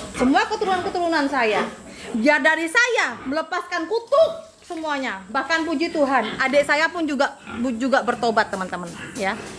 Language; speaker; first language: Indonesian; non-native, local second language; Madurese